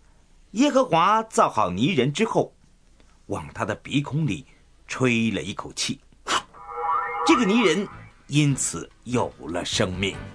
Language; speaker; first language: Chinese; native; Chinese